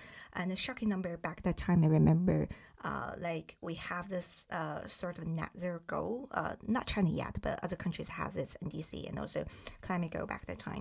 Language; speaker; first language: English; non-native, fluent; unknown